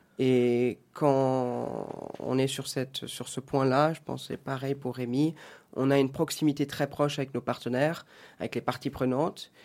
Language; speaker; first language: French; native; French